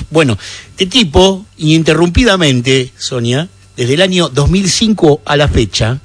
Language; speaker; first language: Spanish; native; Spanish